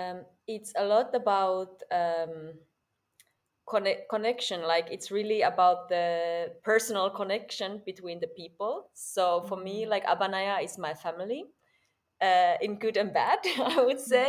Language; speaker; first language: English; non-native, fluent; Finnish